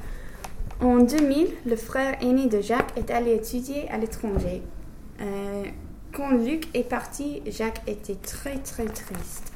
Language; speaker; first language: French; non-native, learner; English